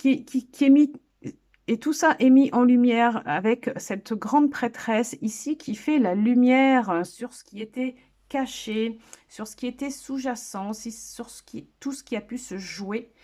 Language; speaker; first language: French; native; French